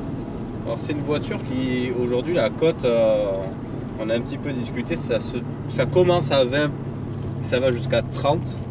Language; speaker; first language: French; native; French